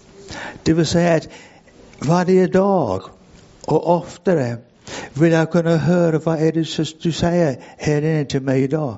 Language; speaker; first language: Swedish; non-native, fluent; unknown